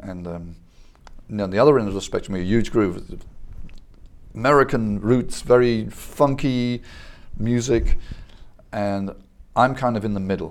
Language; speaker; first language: English; native; English